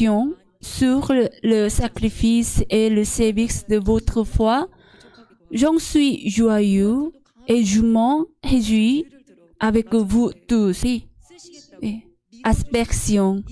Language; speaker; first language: French; non-native, learner; Korean